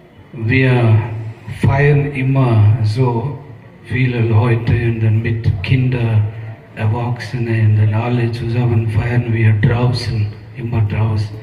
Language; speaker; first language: German; non-native, fluent; Telugu